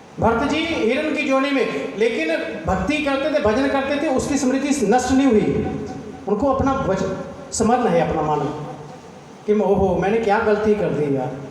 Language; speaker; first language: Hindi; non-native, local second language; Punjabi